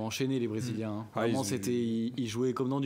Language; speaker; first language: French; native; French